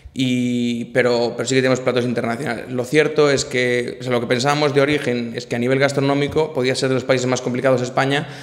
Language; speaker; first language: Spanish; native; Spanish